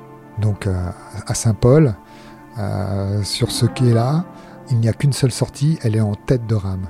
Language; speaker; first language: French; native; French